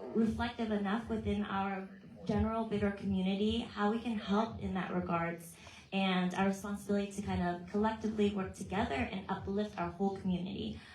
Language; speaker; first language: English; early bilingual, other home language; Vietnamese